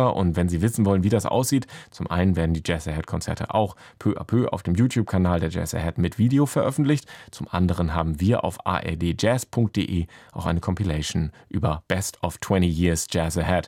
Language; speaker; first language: German; native; German